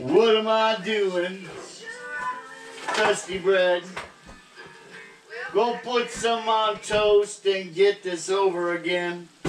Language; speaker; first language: English; native; English